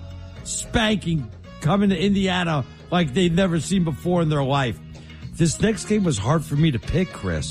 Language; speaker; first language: English; native; English